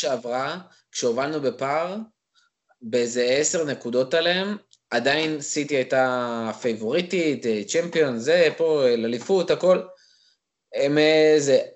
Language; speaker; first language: Hebrew; native; Hebrew